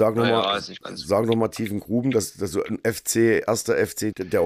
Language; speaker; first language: German; native; German